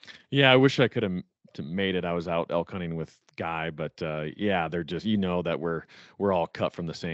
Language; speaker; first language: English; native; English